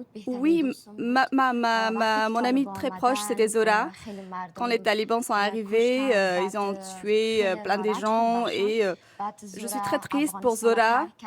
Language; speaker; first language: French; non-native, learner; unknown